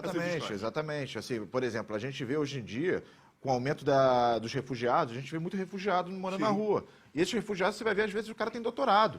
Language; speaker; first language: Portuguese; native; Portuguese